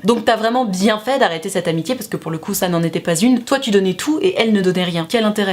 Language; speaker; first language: French; native; French